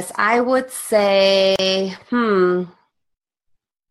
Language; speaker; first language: English; non-native, fluent; German